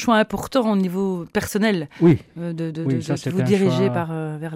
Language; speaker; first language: French; native; French